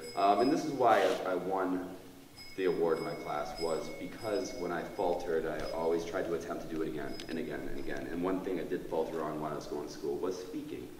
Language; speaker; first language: English; native; English